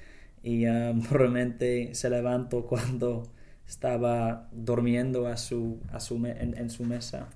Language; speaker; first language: Spanish; non-native, learner; English